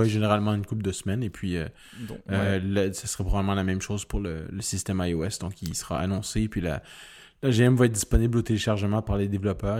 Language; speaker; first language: French; native; French